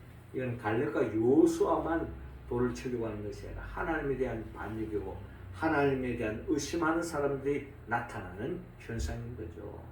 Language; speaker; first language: Korean; native; Korean